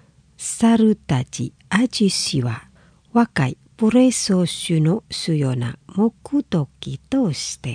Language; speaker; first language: Japanese; non-native, fluent; Indonesian